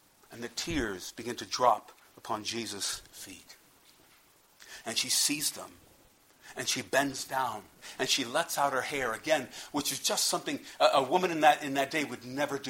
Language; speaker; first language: English; native; English